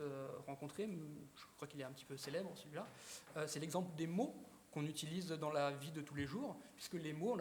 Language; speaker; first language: French; native; French